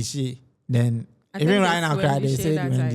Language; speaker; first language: English; non-native, local second language; Akan